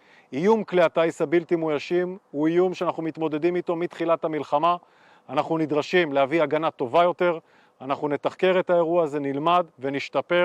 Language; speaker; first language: Hebrew; native; Hebrew